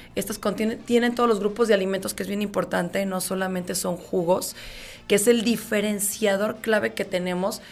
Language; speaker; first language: Spanish; native; Spanish